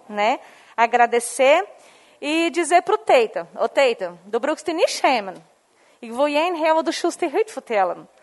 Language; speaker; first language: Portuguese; non-native, local second language; Low German